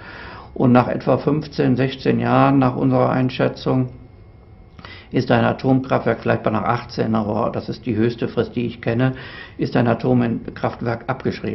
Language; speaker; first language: German; native; German